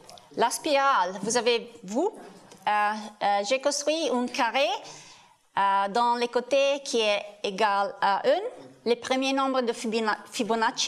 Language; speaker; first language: French; non-native, learner; Italian